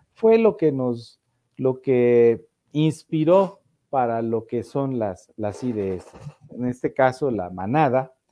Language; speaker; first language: Spanish; native; Spanish